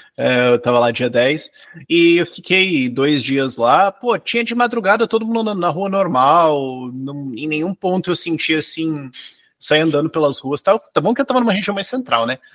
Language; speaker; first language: Portuguese; native; Portuguese